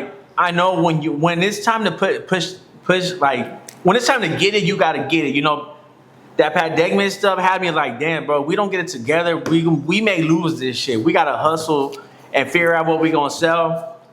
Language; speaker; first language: English; native; English